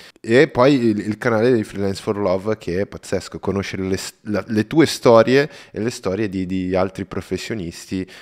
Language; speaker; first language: Italian; non-native, fluent; Portuguese